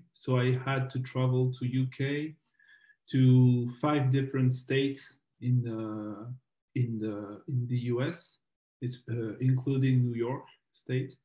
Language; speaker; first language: English; non-native, fluent; French